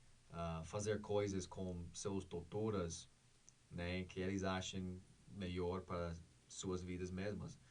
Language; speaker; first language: Portuguese; non-native, learner; English